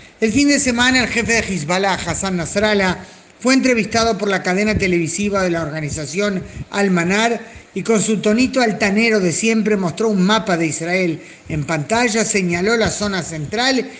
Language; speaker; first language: Spanish; native; Spanish